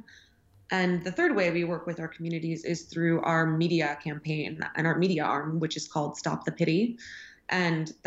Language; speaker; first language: English; native; English